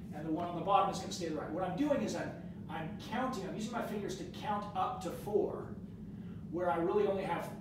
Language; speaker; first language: English; native; English